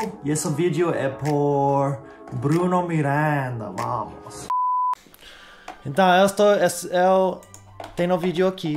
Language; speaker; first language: Portuguese; non-native, learner; English